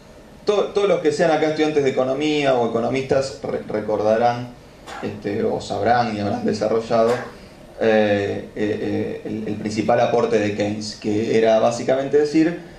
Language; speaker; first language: Spanish; native; Spanish